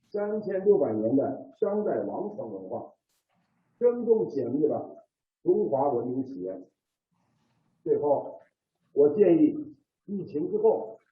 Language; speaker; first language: Chinese; native; Chinese